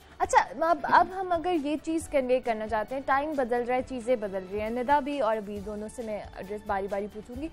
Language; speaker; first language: Urdu; native; Urdu